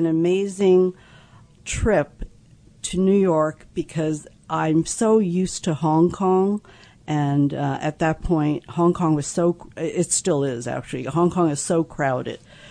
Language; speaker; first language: English; early bilingual, other home language; Cantonese